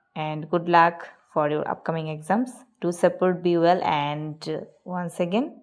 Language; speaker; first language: English; non-native, local second language; Bangla